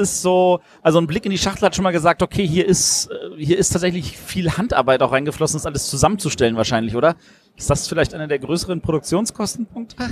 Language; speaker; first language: German; native; German